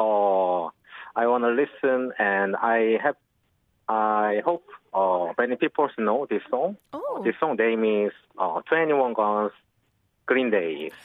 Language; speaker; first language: English; non-native, learner; Korean